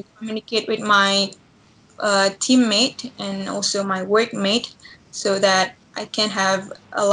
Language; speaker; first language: English; non-native, learner; Indonesian